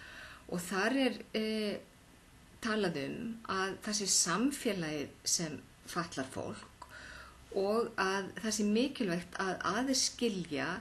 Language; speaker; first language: Icelandic; native; Icelandic